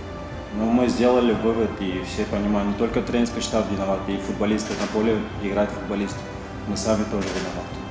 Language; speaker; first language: Russian; non-native, local second language; Tajik